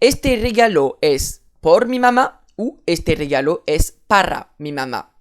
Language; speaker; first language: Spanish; non-native, fluent; French